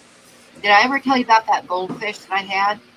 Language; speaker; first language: English; native; English